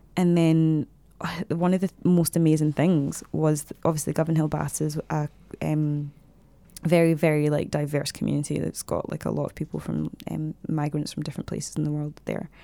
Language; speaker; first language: English; native; English